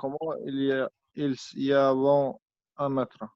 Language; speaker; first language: French; non-native, learner; Albanian